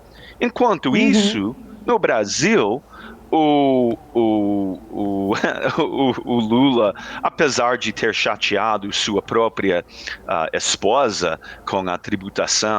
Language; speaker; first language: Portuguese; non-native, fluent; English